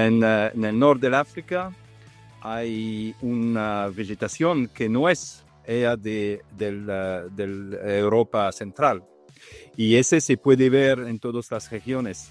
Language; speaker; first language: Spanish; non-native, learner; Italian